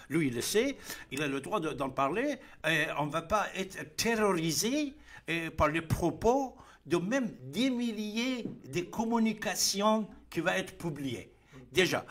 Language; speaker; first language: French; non-native, fluent; Persian